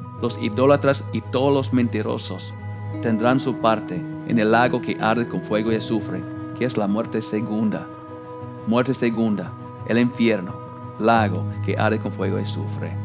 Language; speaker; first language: Spanish; non-native, fluent; English